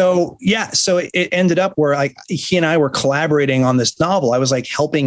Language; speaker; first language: English; native; English